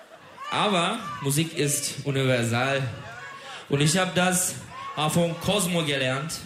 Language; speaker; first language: German; non-native, learner; Turkish